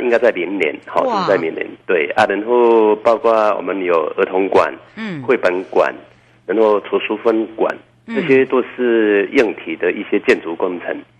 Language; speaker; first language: Chinese; native; Chinese